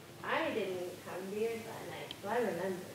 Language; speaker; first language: English; native; English